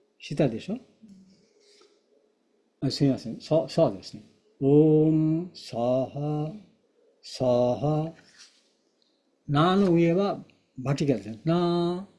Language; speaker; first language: Japanese; non-native, fluent; Bangla